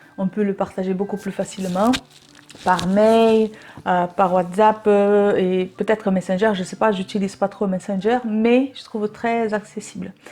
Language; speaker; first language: French; non-native, fluent; Portuguese